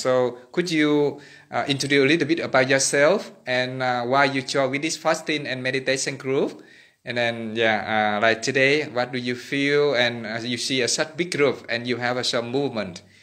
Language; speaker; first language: English; non-native, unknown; Vietnamese